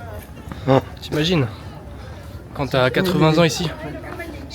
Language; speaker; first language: French; native; French